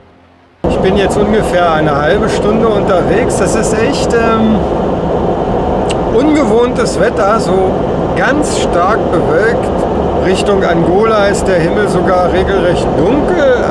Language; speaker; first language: German; native; German